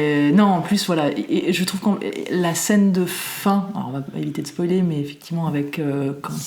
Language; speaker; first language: French; native; French